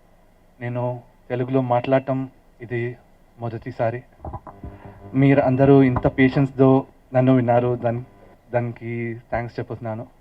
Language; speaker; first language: Telugu; non-native, learner; Tamil